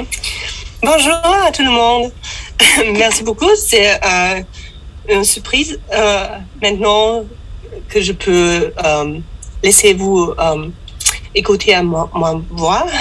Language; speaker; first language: French; non-native, learner; German